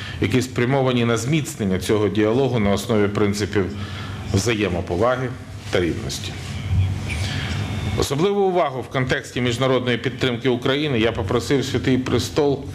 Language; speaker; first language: Ukrainian; native; Ukrainian